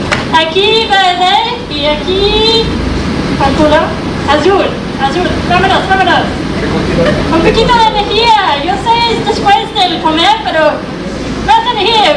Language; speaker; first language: Spanish; non-native, fluent; English